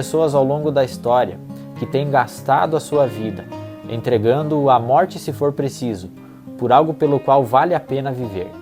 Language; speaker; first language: Portuguese; native; Portuguese